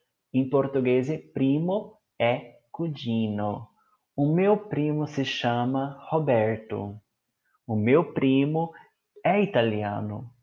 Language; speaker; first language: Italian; non-native, learner; Portuguese